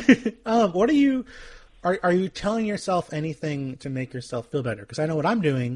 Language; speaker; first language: English; native; English